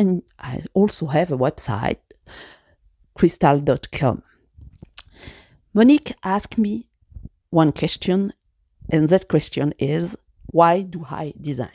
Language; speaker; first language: English; non-native, fluent; French